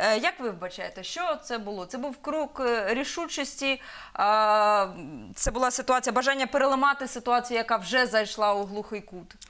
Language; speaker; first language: Ukrainian; native; Ukrainian